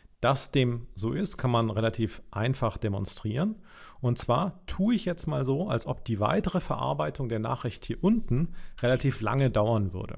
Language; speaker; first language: German; native; German